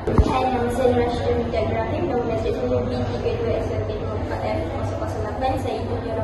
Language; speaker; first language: Malay; native; Malay